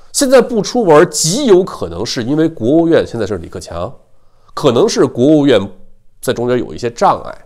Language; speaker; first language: Chinese; native; Chinese